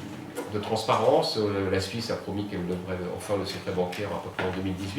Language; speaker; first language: French; native; French